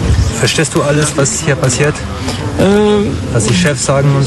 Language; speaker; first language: German; non-native, fluent; French